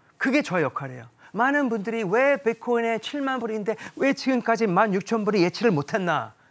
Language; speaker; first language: Korean; early bilingual, heritage; Korean